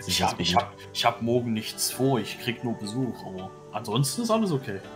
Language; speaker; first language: German; native; German